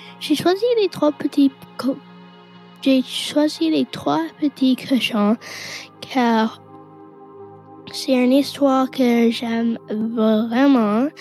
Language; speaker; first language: French; non-native, learner; English